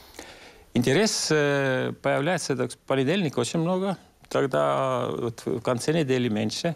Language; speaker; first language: Russian; non-native, local second language; Estonian